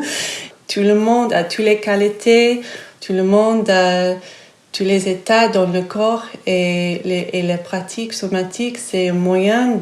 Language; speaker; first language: French; non-native, fluent; English